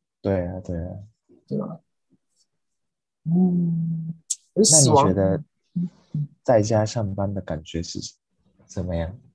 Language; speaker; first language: Chinese; non-native, fluent; Japanese